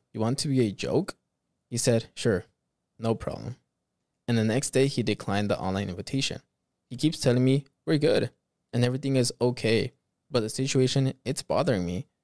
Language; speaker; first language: English; early bilingual, other home language; Spanish